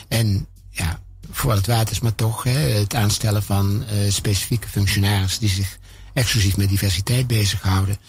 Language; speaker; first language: Dutch; native; Dutch